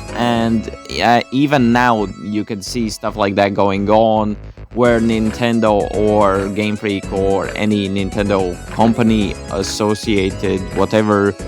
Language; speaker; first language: English; non-native, fluent; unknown